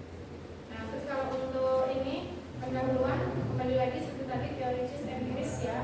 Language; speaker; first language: Indonesian; native; Indonesian